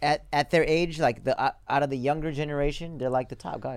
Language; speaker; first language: English; early bilingual, other home language; Korean